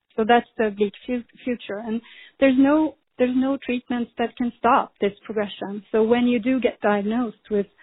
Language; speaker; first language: English; non-native, fluent; Swedish